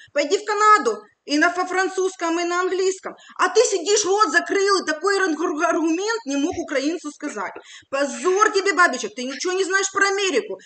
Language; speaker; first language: Russian; native; Russian